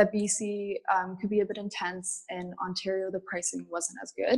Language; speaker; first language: English; native; English